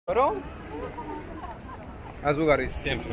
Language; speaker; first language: Spanish; non-native, learner; Polish